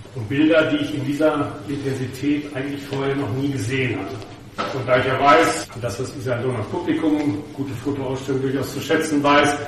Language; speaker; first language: German; native; German